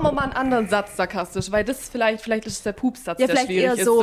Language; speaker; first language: German; native; German